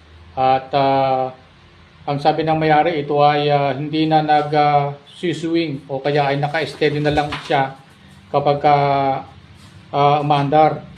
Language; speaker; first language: Filipino; native; Filipino